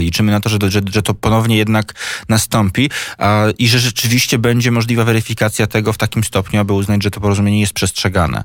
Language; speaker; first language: Polish; native; Polish